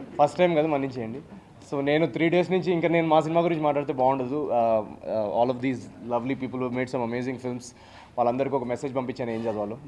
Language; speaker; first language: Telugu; native; Telugu